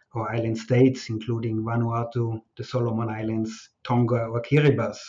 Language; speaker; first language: English; non-native, fluent; German